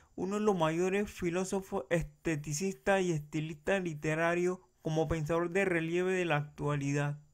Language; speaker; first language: Spanish; native; Spanish